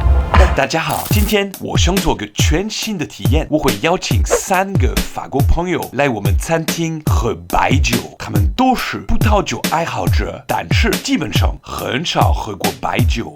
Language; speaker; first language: Chinese; non-native, fluent; French